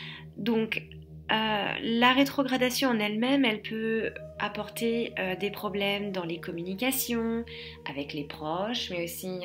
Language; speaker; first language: French; native; French